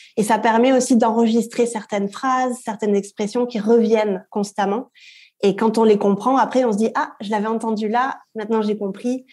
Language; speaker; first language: French; native; French